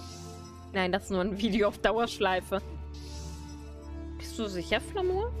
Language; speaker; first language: German; native; German